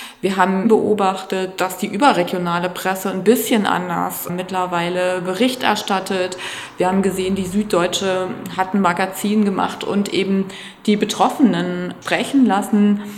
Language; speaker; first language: German; native; German